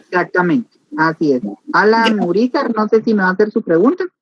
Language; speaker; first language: Spanish; native; Spanish